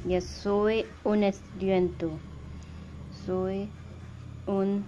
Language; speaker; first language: Spanish; non-native, learner; Hindi